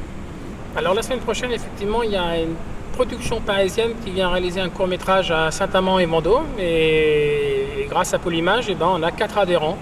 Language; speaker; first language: French; native; French